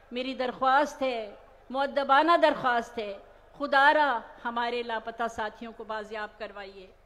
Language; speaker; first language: Urdu; native; Urdu